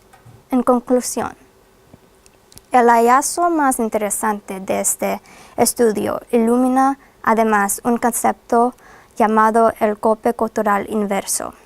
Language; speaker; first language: Spanish; non-native, fluent; English